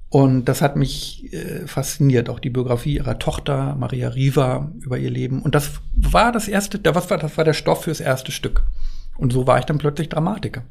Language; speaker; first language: German; native; German